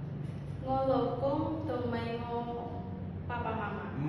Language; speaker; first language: Cantonese; non-native, learner; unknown